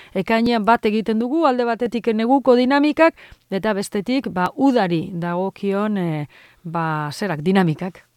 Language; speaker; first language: Basque; native; Basque